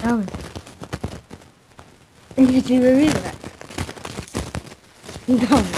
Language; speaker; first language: Bosnian; native; Bosnian